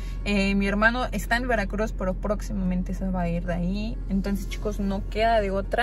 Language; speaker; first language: Spanish; native; Spanish